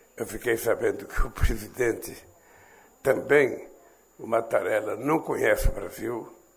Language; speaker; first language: Portuguese; native; Portuguese